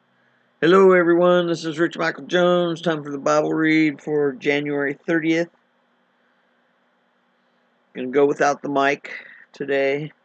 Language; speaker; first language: English; native; English